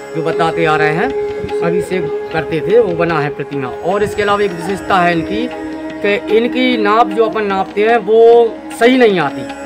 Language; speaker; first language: Hindi; native; Hindi